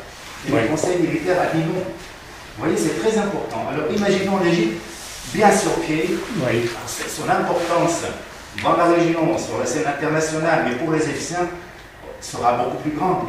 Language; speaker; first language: French; non-native, fluent; Arabic